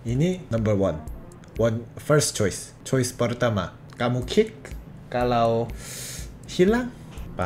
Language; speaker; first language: Indonesian; non-native, fluent; Korean